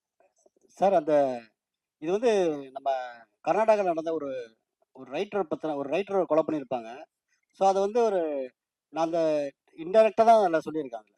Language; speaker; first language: Tamil; native; Tamil